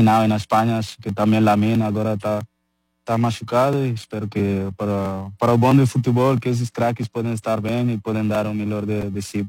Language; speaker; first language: Portuguese; non-native, fluent; Spanish